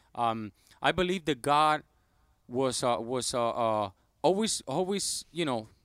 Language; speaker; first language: English; non-native, fluent; Spanish